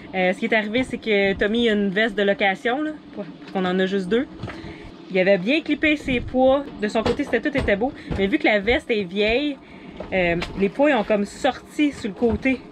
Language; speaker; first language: French; native; French